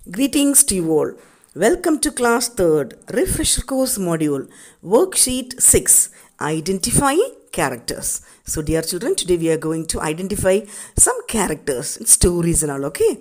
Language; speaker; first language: English; non-native, local second language; Tamil